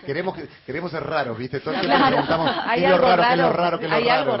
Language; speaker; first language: Spanish; native; Spanish